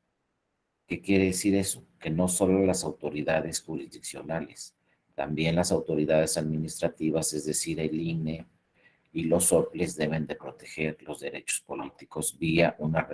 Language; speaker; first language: Spanish; native; Spanish